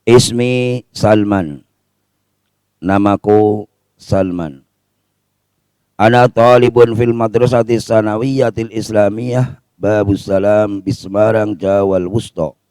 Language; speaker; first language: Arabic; non-native, fluent; Indonesian